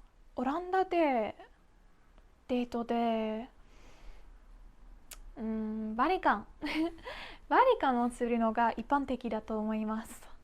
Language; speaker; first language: Japanese; non-native, fluent; Dutch